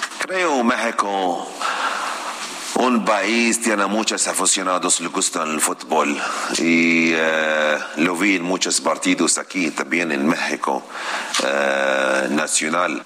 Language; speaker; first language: Spanish; non-native, learner; Arabic